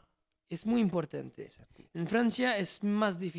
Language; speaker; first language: Spanish; non-native, learner; French